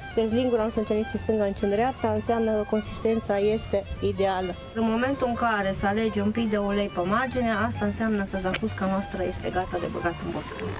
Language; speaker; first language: Romanian; native; Romanian